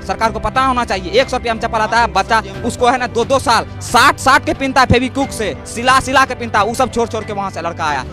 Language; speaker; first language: Hindi; native; Hindi